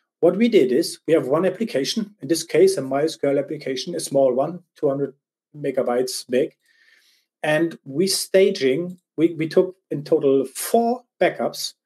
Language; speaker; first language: English; non-native, fluent; German